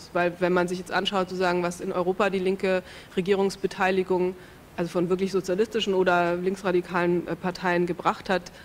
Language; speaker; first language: German; native; German